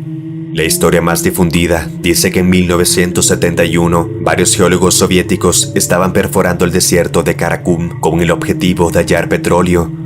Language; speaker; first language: Spanish; native; Spanish